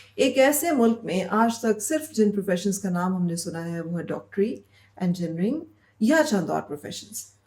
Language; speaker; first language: Urdu; native; Urdu